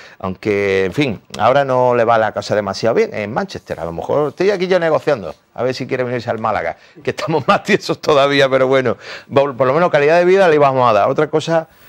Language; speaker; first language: Spanish; native; Spanish